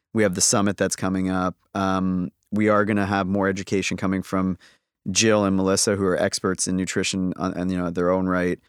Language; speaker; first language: English; native; English